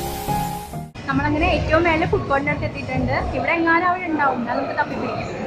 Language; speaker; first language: Malayalam; native; Malayalam